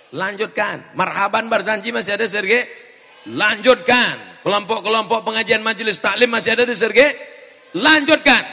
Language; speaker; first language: Indonesian; native; Indonesian